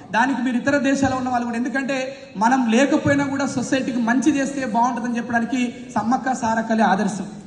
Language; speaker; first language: Telugu; native; Telugu